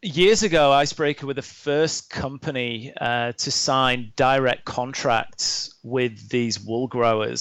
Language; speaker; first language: English; native; English